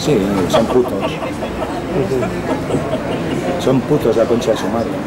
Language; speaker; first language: Spanish; native; Spanish